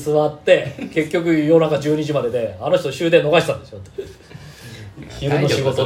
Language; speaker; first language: Japanese; native; Japanese